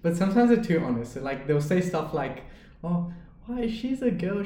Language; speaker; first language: English; native; English